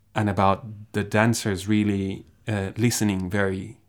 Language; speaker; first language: English; non-native, fluent; Spanish